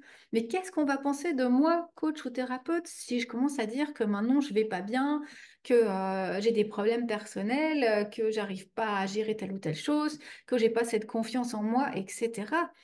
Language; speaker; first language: French; native; French